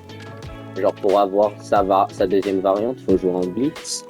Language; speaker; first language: French; native; French